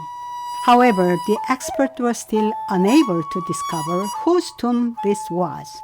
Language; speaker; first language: English; non-native, fluent; Korean